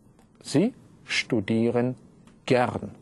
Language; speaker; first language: German; non-native, fluent; Russian